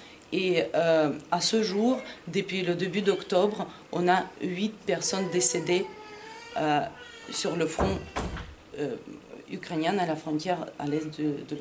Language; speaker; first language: French; non-native, fluent; Ukrainian